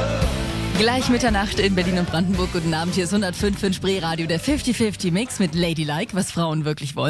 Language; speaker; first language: German; native; German